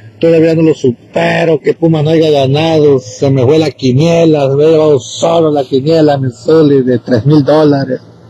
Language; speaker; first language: Spanish; native; Spanish